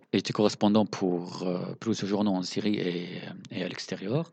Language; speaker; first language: French; non-native, fluent; Arabic